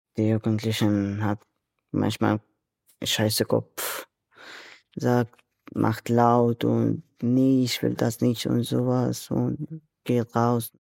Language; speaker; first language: German; non-native, fluent; Arabic